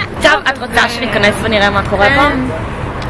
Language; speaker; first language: Hebrew; native; Hebrew